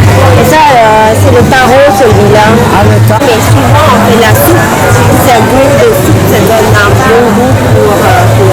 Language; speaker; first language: French; non-native, fluent; Khmer